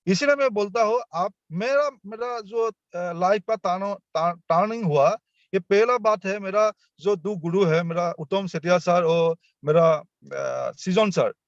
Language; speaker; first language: Hindi; non-native, local second language; Assamese